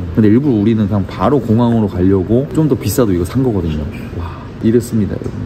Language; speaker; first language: Korean; native; Korean